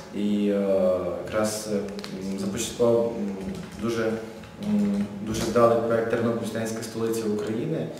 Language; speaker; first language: Ukrainian; native; Ukrainian